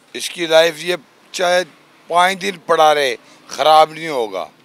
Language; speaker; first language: Urdu; native; Urdu